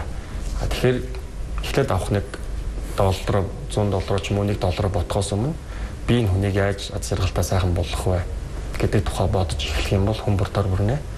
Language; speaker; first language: Mongolian; native; Mongolian